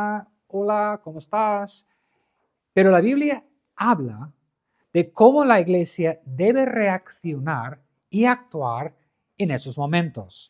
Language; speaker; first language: Spanish; non-native, fluent; English